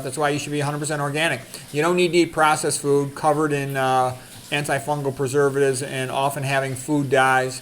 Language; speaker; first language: English; native; English